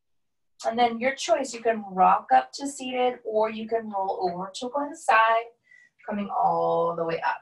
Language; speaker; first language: English; native; English